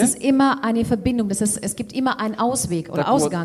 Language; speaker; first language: German; non-native, fluent; Russian